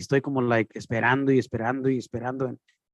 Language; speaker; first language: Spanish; early bilingual, heritage; Spanish